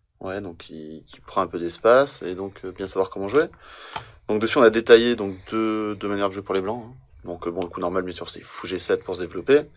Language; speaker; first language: French; native; French